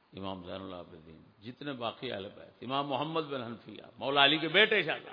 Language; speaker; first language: Urdu; native; Urdu